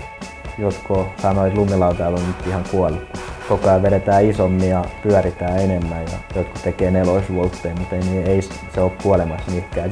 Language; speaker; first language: Finnish; native; Finnish